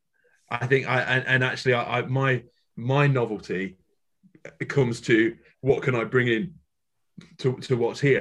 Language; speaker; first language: English; native; English